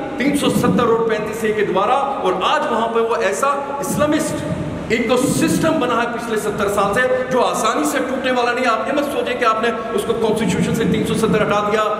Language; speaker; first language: Urdu; non-native, local second language; Kashmiri